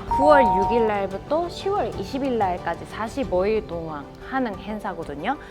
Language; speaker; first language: Korean; non-native, fluent; Japanese